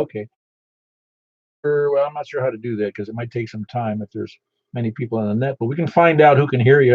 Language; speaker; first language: English; native; English